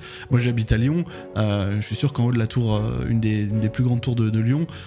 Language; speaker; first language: French; native; French